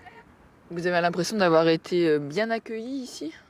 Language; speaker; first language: French; native; French